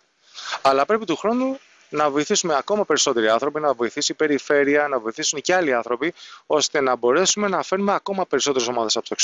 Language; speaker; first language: Greek; native; Greek